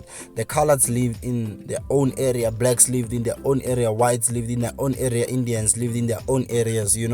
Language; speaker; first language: English; non-native, local second language; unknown